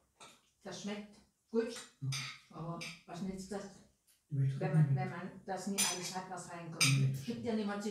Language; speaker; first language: German; native; German